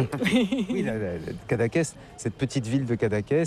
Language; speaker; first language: French; native; French